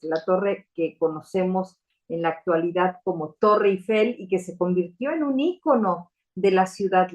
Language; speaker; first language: Spanish; native; Spanish